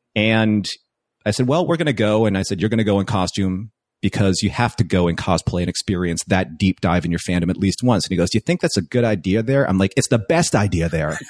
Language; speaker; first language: English; native; English